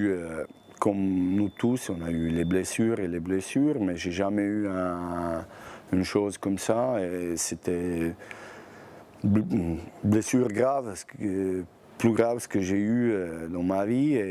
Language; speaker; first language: French; non-native, fluent; Bosnian